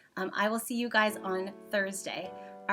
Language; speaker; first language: English; native; English